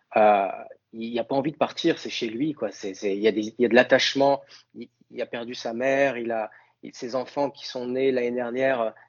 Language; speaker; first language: French; native; French